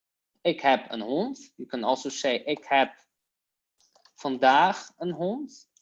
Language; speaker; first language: Dutch; non-native, fluent; Polish